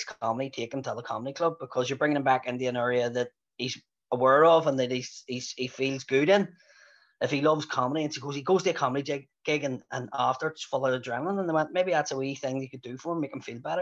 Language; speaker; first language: English; native; English